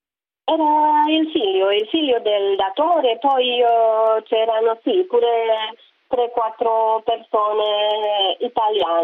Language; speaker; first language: Italian; non-native, fluent; Romanian